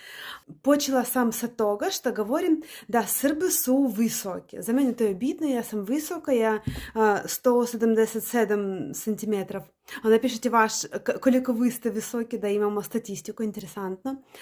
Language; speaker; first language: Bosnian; non-native, learner; Russian